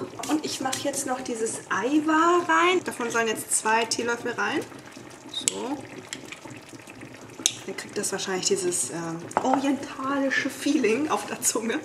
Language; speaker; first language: German; native; German